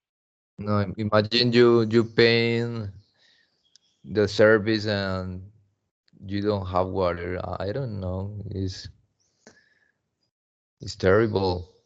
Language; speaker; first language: English; non-native, learner; Spanish